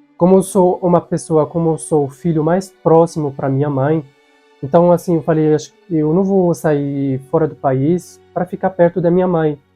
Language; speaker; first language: Portuguese; non-native, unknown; Arabic